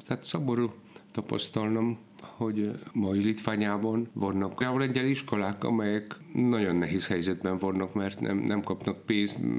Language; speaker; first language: Hungarian; non-native, fluent; Polish